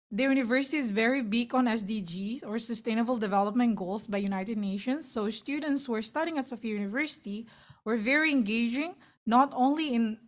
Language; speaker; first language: English; non-native, fluent; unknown